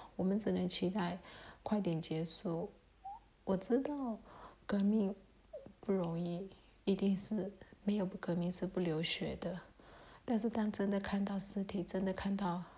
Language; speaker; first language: Chinese; early bilingual, heritage; Chinese